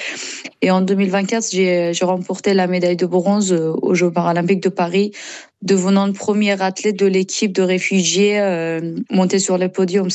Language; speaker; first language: French; non-native, learner; Persian